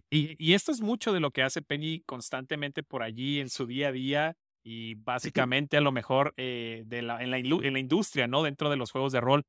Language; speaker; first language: Spanish; native; Spanish